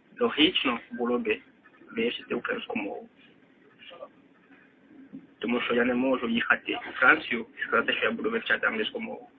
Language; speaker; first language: Ukrainian; non-native, fluent; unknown